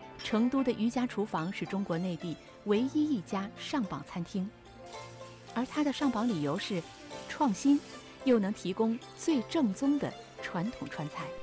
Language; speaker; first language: Chinese; native; Chinese